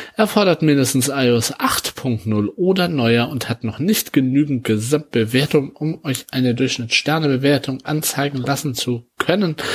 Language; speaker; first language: German; native; German